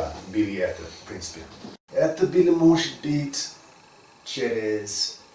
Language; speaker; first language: Russian; non-native, learner; English